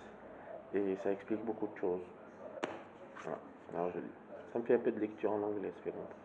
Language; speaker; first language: French; native; French